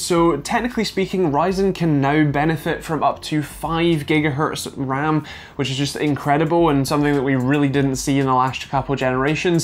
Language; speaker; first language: English; native; English